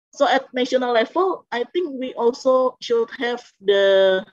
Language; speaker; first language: English; non-native, fluent; Indonesian